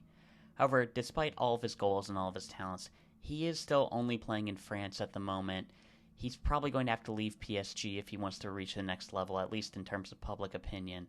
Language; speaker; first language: English; native; English